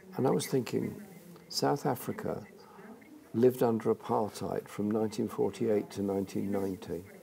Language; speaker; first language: English; native; English